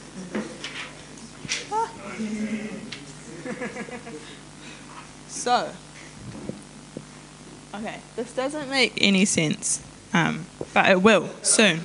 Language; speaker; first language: English; non-native, local second language; Māori